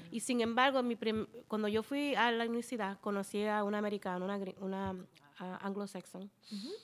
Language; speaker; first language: Spanish; early bilingual, heritage; Spanish